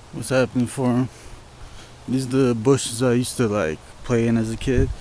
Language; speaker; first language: English; native; English